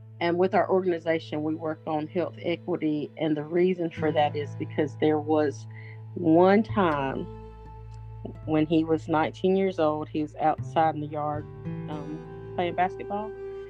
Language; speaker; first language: English; native; English